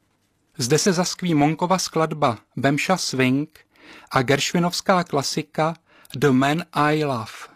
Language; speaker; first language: Czech; native; Czech